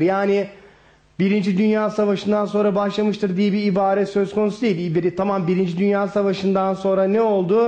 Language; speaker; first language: Turkish; native; Turkish